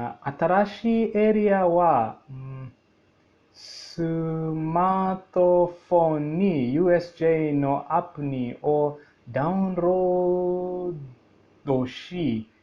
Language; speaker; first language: Japanese; non-native, learner; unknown